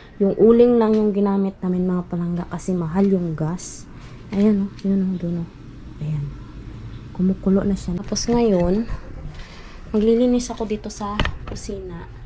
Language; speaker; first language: Filipino; non-native, local second language; Hiligaynon